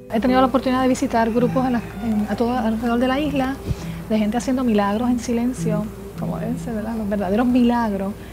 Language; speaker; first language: Spanish; native; Spanish